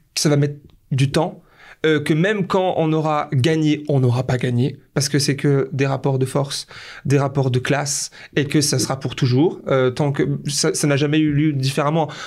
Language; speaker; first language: French; native; French